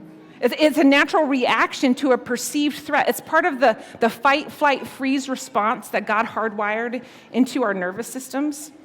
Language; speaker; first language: English; native; English